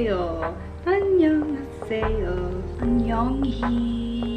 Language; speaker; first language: Korean; non-native, learner; English